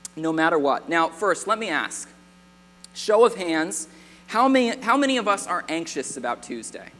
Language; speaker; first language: English; native; English